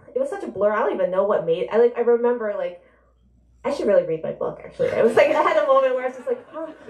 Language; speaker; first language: English; native; English